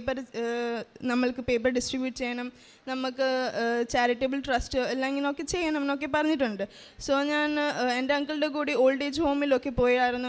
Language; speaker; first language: Malayalam; early bilingual, heritage; Malayalam